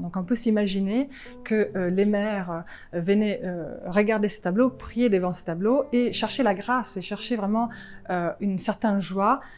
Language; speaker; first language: French; non-native, fluent; Italian